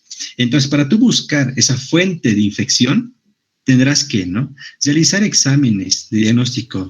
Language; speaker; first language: Spanish; native; Spanish